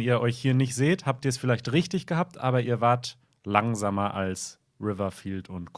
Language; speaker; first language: German; native; German